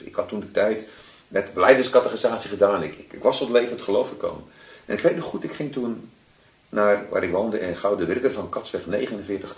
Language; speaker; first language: Dutch; native; Dutch